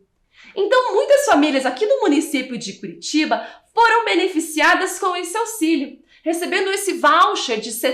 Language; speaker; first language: Portuguese; native; Portuguese